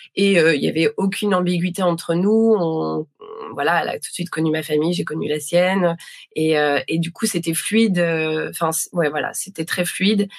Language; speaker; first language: French; native; French